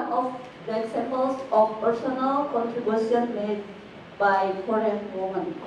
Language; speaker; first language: English; non-native, learner; Indonesian